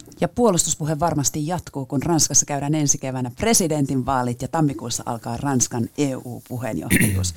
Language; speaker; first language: Finnish; native; Finnish